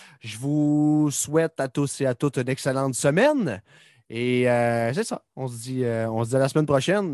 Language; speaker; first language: French; native; French